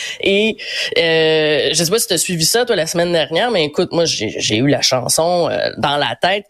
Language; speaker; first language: French; native; French